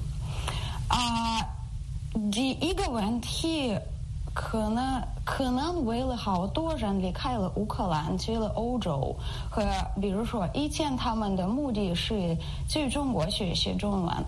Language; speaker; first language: Chinese; non-native, learner; Ukrainian